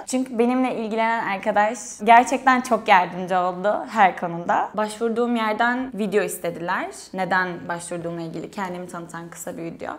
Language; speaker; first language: Turkish; native; Turkish